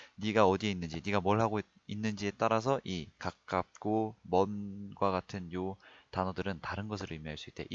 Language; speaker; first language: Korean; native; Korean